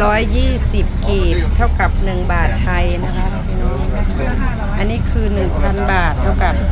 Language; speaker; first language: Thai; native; Thai